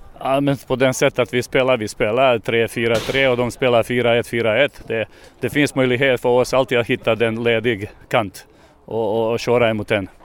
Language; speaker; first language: Swedish; non-native, fluent; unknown